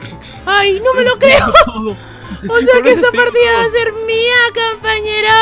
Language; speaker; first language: Spanish; native; Spanish